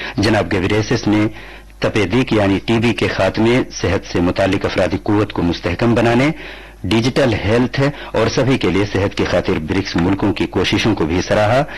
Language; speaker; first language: Urdu; native; Urdu